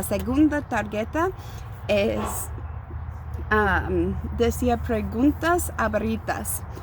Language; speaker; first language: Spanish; non-native, learner; English